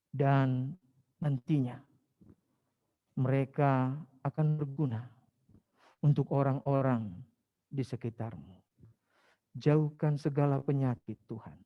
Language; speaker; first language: Indonesian; native; Indonesian